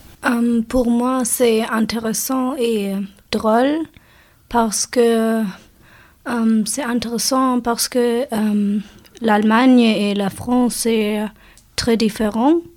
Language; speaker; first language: French; non-native, learner; German